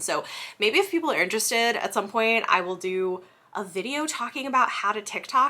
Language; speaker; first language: English; native; English